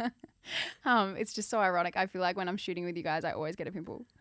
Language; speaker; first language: English; native; English